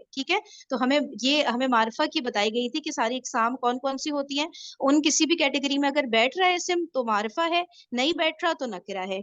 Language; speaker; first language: Urdu; native; Urdu